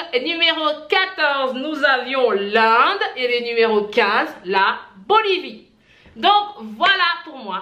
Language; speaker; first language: French; non-native, local second language; Haitian Creole